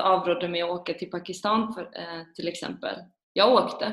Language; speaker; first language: Swedish; early bilingual, other home language; Persian